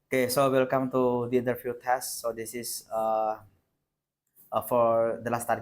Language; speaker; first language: English; non-native, fluent; Indonesian